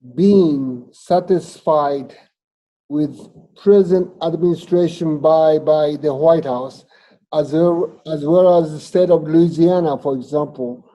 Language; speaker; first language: English; non-native, fluent; Japanese